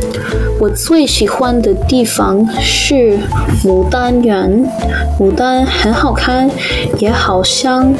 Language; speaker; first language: Chinese; non-native, learner; English